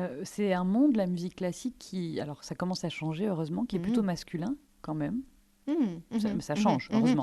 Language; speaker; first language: French; native; French